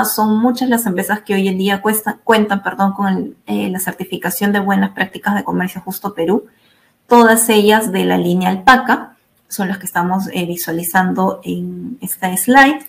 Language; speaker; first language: Spanish; native; Spanish